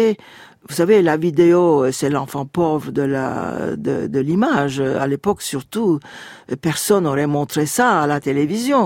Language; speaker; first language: French; non-native, fluent; Turkish